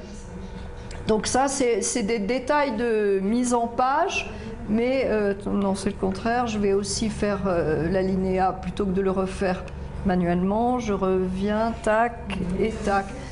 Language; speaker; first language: French; native; French